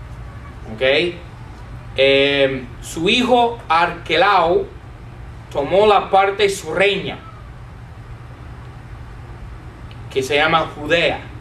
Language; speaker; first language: Spanish; non-native, fluent; English